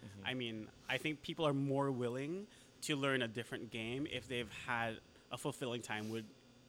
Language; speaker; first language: English; non-native, local second language; Filipino